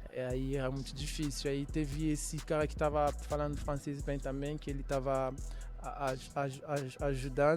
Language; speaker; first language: Portuguese; non-native, learner; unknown